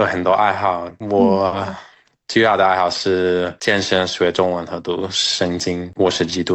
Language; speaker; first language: Chinese; non-native, fluent; English